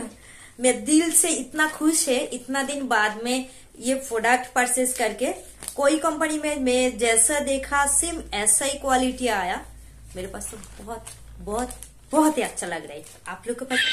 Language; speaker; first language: Hindi; non-native, local second language; Bangla